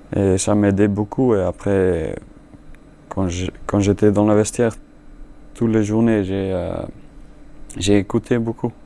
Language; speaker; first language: French; non-native, learner; Icelandic